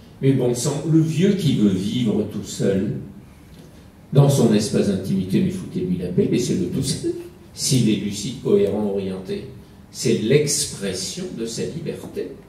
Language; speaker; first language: French; native; French